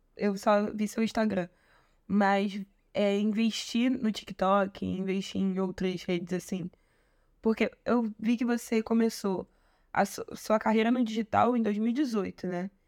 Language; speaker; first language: Portuguese; native; Portuguese